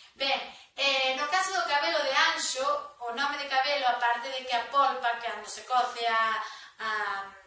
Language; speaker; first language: Spanish; non-native, local second language; Galician